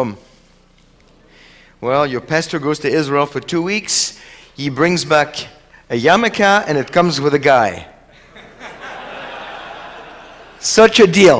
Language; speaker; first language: English; non-native, fluent; French